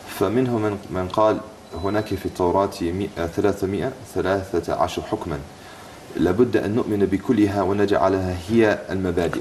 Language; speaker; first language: Arabic; non-native, fluent; English